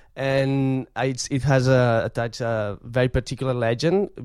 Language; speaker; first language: English; non-native, fluent; Catalan